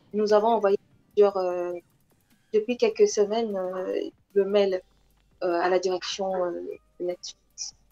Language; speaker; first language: French; non-native, local second language; Lingala